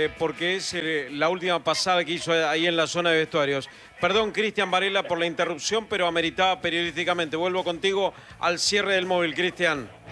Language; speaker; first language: Spanish; native; Spanish